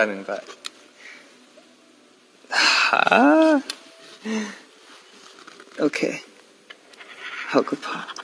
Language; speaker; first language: Chinese; non-native, learner; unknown